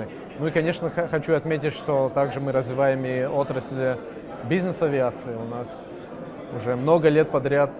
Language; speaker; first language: Russian; non-native, local second language; Latvian